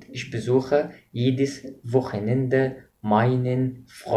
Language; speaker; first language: German; non-native, fluent; Arabic